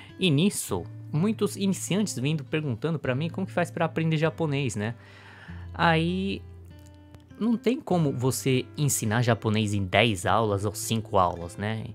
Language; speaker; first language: Portuguese; early bilingual, other home language; Japanese